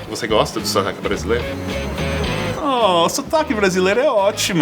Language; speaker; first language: Portuguese; non-native, fluent; English